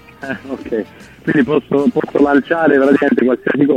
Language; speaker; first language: Italian; native; Italian